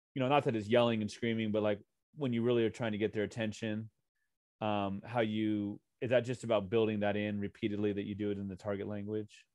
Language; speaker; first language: English; native; English